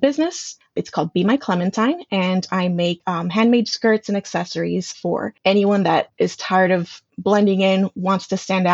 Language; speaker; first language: English; native; English